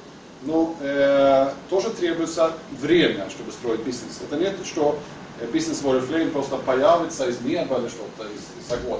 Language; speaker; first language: Russian; non-native, learner; Swedish